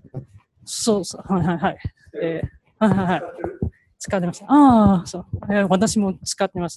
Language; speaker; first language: Japanese; non-native, learner; Chinese